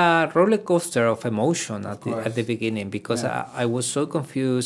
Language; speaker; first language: English; non-native, fluent; Spanish